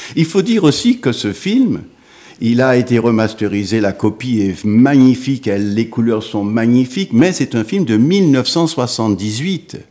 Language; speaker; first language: French; native; French